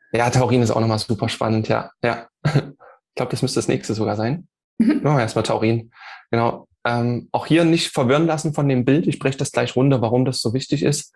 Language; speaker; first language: German; native; German